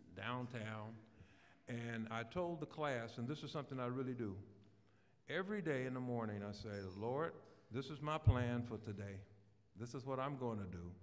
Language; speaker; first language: English; native; English